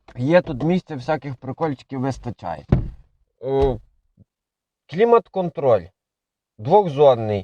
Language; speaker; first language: Ukrainian; native; Ukrainian